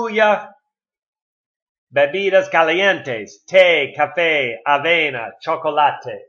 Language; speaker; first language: Spanish; non-native, learner; English